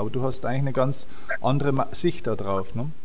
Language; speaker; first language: German; native; German